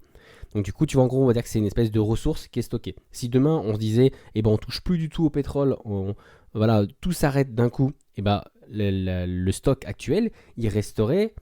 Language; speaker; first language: French; native; French